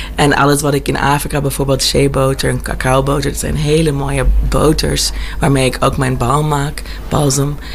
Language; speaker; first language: Dutch; early bilingual, heritage; Dutch